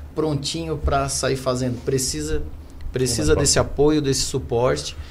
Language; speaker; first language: Portuguese; non-native, fluent; German